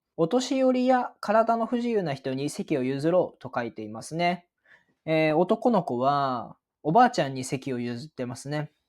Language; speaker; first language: Japanese; native; Japanese